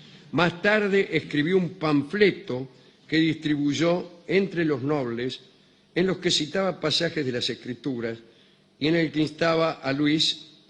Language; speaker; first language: Spanish; native; Spanish